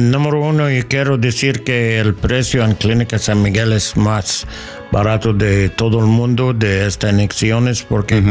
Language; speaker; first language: Spanish; non-native, learner; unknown